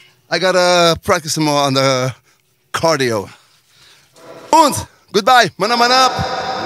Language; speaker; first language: English; non-native, fluent; Dutch